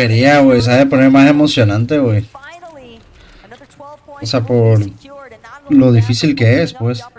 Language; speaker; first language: Spanish; native; Spanish